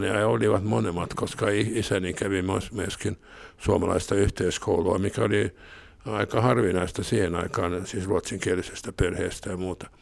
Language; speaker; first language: Finnish; non-native, local second language; Swedish